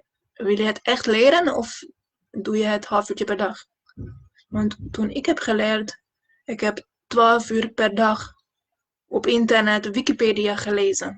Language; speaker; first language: Dutch; non-native, fluent; Hungarian